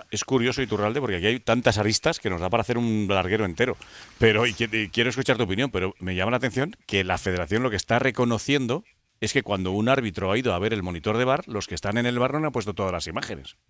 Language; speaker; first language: Spanish; native; Spanish